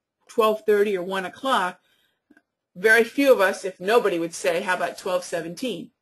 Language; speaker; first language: English; native; English